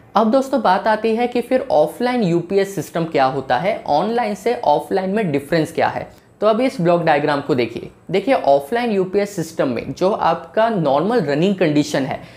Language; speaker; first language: Hindi; native; Hindi